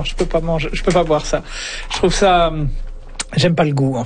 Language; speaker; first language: French; native; French